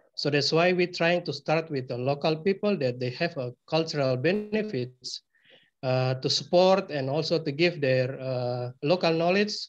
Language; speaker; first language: English; non-native, fluent; Indonesian